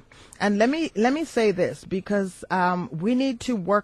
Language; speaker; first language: English; native; English